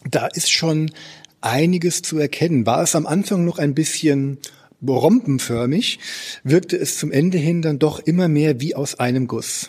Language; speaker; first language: German; native; German